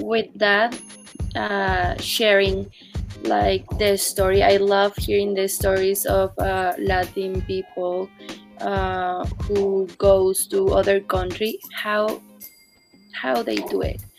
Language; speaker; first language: English; non-native, fluent; Spanish